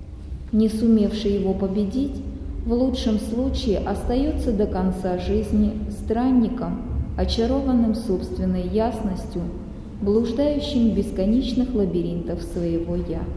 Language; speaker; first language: Russian; native; Russian